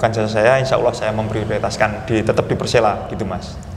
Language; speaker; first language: Indonesian; native; Indonesian